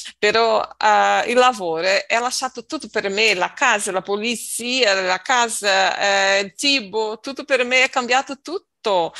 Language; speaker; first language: Italian; non-native, learner; Portuguese